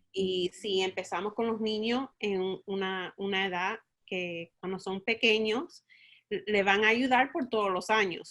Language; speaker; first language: Spanish; early bilingual, heritage; Spanish